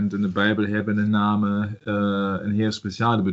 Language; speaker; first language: Dutch; non-native, learner; German